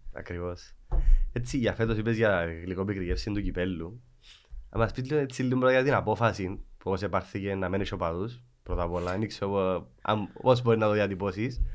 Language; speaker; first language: Greek; native; Greek